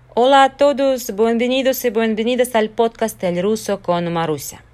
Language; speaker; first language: Spanish; non-native, fluent; Russian